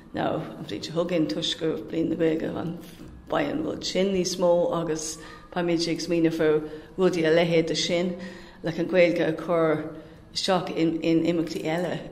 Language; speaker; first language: Irish; non-native, local second language; English